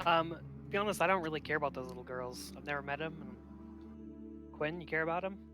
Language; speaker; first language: English; native; English